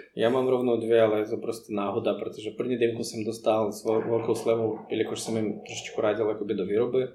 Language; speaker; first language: Czech; non-native, fluent; Russian